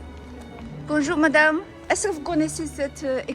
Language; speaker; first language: French; non-native, learner; Chinese